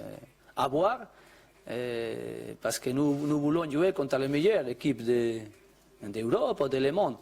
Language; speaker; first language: French; non-native, learner; Spanish